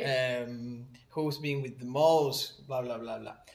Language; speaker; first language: English; non-native, fluent; Spanish